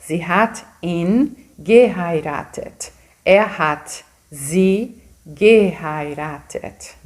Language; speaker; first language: German; non-native, fluent; Portuguese